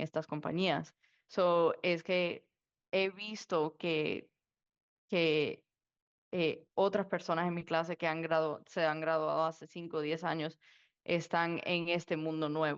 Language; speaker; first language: Spanish; early bilingual, heritage; Spanish